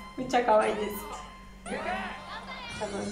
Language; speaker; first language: Japanese; non-native, learner; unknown